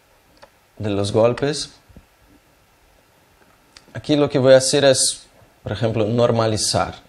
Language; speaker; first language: Spanish; non-native, fluent; Portuguese